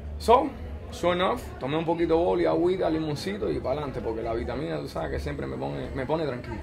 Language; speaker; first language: Spanish; early bilingual, heritage; Spanish